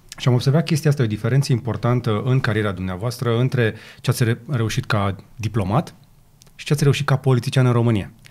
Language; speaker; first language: Romanian; native; Romanian